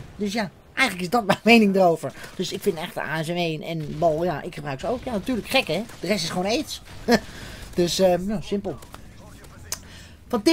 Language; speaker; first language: Dutch; native; Dutch